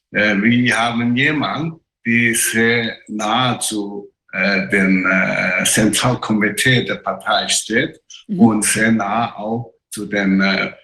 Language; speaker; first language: German; non-native, fluent; Chinese